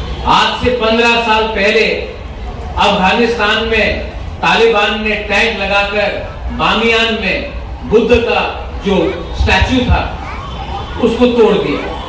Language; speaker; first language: Hindi; non-native, local second language; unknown